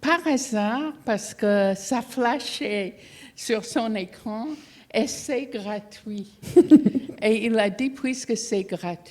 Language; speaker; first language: French; non-native, fluent; English